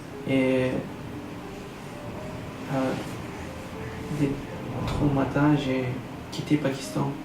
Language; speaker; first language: French; non-native, learner; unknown